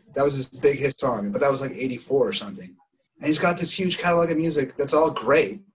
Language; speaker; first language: English; native; English